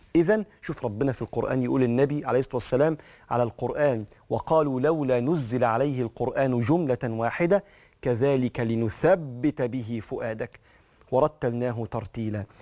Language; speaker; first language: Arabic; native; Arabic